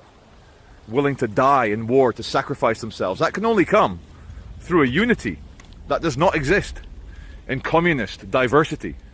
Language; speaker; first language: English; native; English